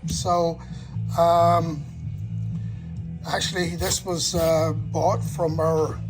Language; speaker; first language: English; native; English